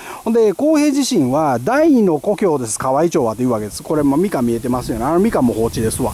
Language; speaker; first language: Japanese; native; Japanese